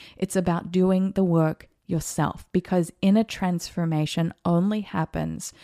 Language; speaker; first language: English; native; English